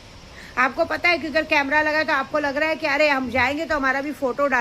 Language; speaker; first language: Hindi; native; Hindi